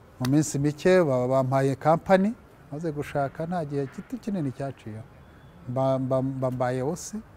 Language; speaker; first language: Kinyarwanda; early bilingual, heritage; Kinyarwanda